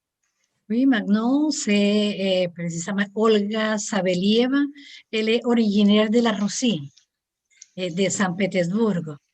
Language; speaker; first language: French; non-native, learner; Spanish